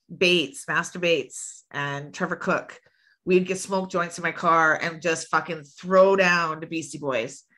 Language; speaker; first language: English; native; English